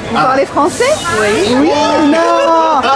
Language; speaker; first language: French; native; French